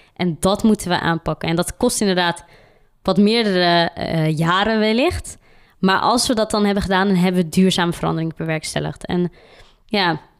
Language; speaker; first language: Dutch; early bilingual, other home language; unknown